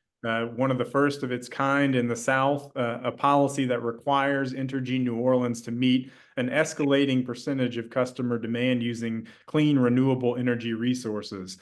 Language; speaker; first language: English; native; English